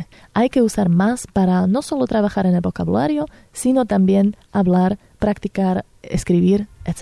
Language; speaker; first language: Spanish; non-native, fluent; Slovak